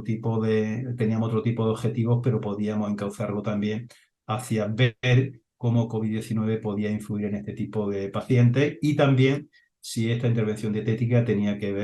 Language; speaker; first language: Spanish; native; Spanish